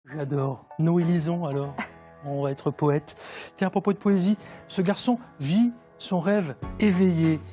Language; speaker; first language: French; native; French